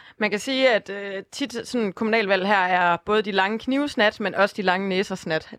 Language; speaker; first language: Danish; native; Danish